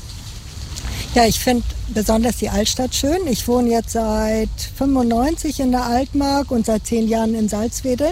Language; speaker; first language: German; native; German